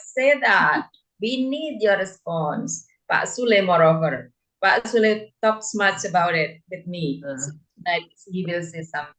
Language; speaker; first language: English; non-native, fluent; Indonesian